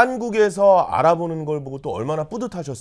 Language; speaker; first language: Korean; native; Korean